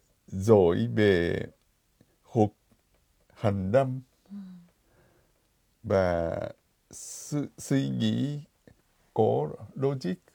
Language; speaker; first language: Vietnamese; non-native, fluent; Japanese